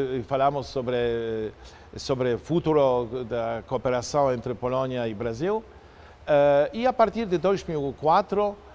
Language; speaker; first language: Portuguese; non-native, fluent; Polish